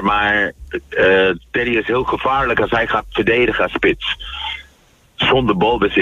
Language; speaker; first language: Dutch; non-native, fluent; Spanish